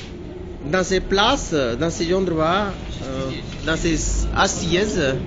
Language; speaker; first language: French; non-native, learner; Hindi